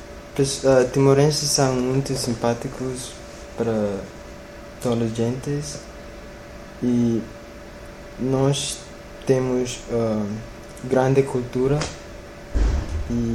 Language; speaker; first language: Portuguese; non-native, learner; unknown